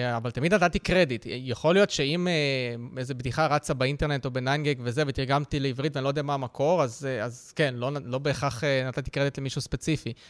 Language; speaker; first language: Hebrew; early bilingual, other home language; Russian